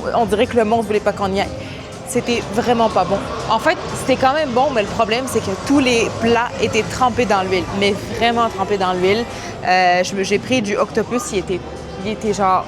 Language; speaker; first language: French; non-native, local second language; Arabic